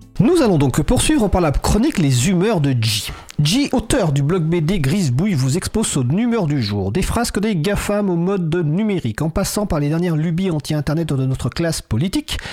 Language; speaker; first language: French; native; French